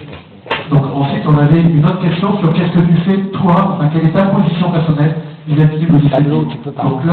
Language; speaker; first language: French; native; French